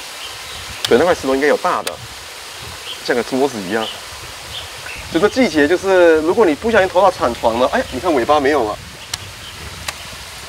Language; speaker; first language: Chinese; native; Chinese